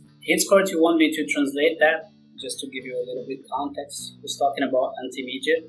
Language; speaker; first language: English; non-native, fluent; Portuguese